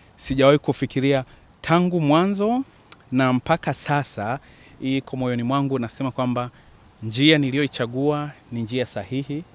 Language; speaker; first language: Swahili; native; Swahili